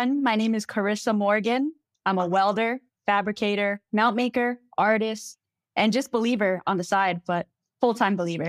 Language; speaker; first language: English; native; English